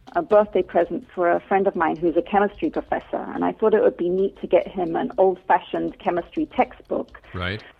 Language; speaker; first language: English; native; English